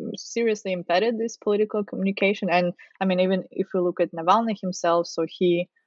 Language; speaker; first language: English; non-native, fluent; Russian